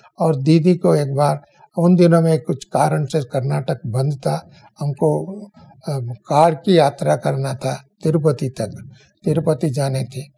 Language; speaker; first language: Hindi; non-native, local second language; Kannada